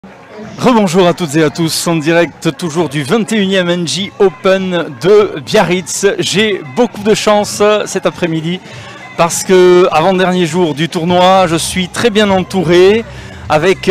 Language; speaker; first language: French; native; French